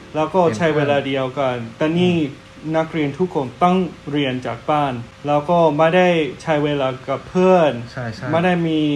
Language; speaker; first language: Thai; non-native, fluent; English